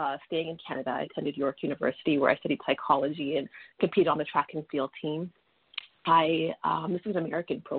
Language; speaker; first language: English; native; English